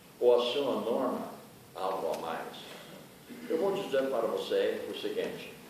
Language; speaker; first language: Portuguese; non-native, fluent; English